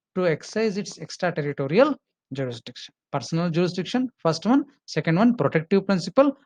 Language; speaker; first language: English; non-native, local second language; Kannada